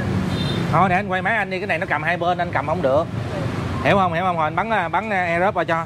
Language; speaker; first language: Vietnamese; native; Vietnamese